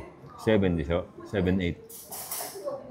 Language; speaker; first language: Japanese; non-native, learner; Filipino